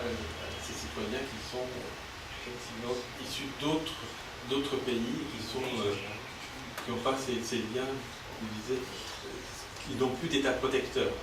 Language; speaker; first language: French; native; French